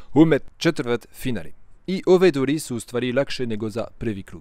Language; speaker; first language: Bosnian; non-native, fluent; French